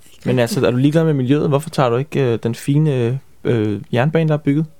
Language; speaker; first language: Danish; native; Danish